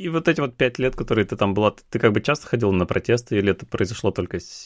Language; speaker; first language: Russian; native; Russian